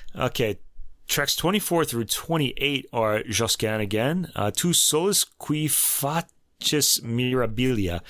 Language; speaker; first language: English; native; English